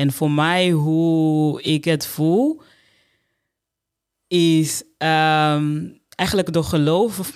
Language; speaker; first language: Dutch; non-native, fluent; Portuguese